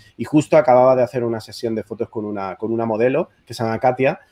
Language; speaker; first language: Spanish; native; Spanish